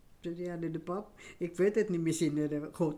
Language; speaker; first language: Dutch; non-native, learner; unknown